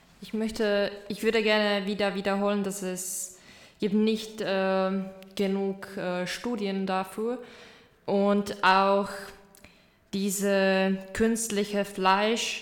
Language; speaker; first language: German; non-native, fluent; Czech